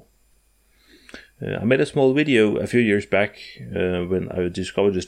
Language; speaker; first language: English; non-native, fluent; Norwegian